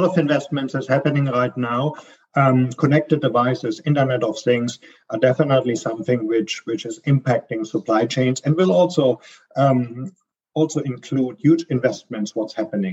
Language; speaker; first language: English; non-native, fluent; German